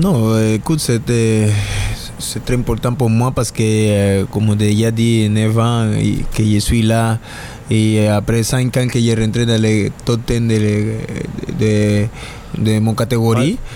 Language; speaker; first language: French; non-native, learner; Spanish